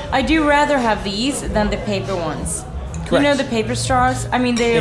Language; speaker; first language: English; non-native, fluent; Swedish